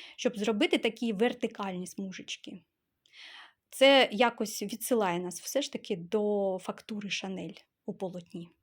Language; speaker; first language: Ukrainian; non-native, local second language; Russian